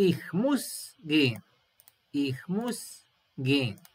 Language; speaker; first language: German; non-native, learner; Serbian